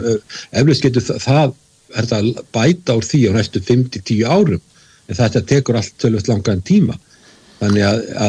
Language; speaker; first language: Icelandic; native; Icelandic